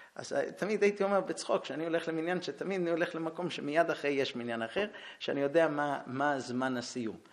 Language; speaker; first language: Hebrew; early bilingual, heritage; Hebrew